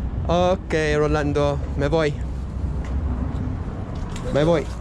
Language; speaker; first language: Spanish; non-native, learner; English